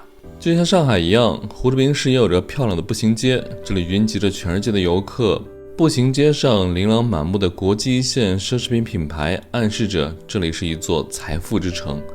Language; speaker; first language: Chinese; native; Chinese